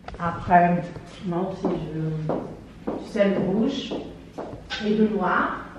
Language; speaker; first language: French; non-native, learner; Portuguese